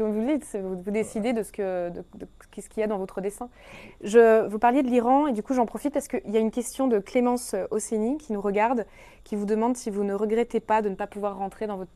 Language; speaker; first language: French; native; French